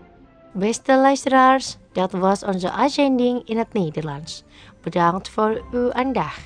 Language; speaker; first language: Dutch; non-native, fluent; Indonesian